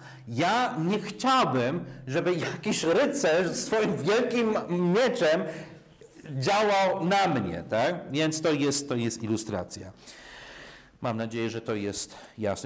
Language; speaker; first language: Polish; non-native, fluent; English